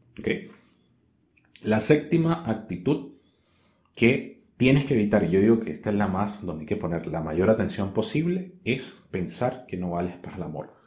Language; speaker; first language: Spanish; native; Spanish